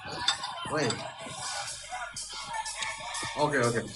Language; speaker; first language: English; non-native, learner; Nepali